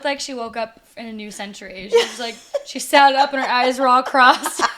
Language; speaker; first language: English; native; English